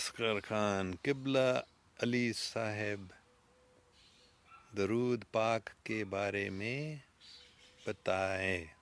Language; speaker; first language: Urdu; non-native, fluent; English